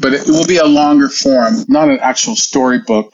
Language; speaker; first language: English; native; English